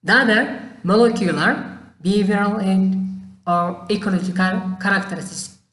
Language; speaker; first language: English; non-native, local second language; Amharic